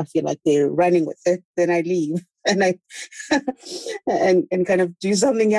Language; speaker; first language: English; non-native, local second language; Xhosa